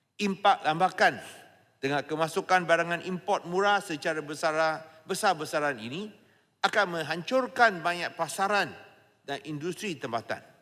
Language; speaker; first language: Malay; non-native, local second language; Chinese